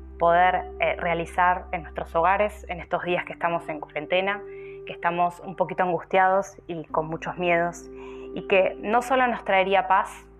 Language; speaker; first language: Spanish; native; Spanish